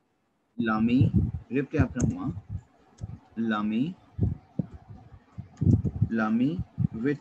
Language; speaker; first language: French; non-native, fluent; Hindi